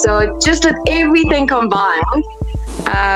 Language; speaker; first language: English; native; English